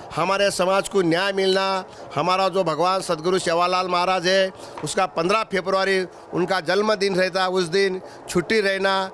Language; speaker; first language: Hindi; non-native, local second language; Lambadi